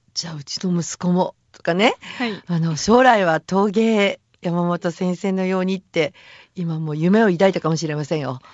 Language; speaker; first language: Japanese; native; Japanese